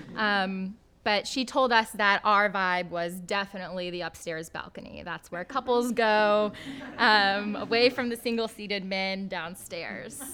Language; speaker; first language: English; native; English